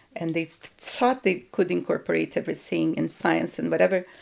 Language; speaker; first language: English; non-native, fluent; Portuguese